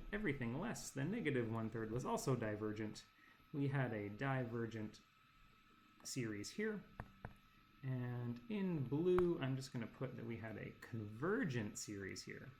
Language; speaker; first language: English; native; English